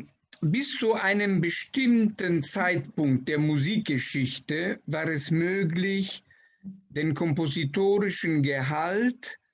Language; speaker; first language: German; non-native, fluent; Italian